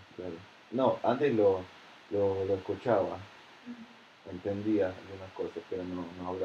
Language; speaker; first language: Spanish; non-native, fluent; Russian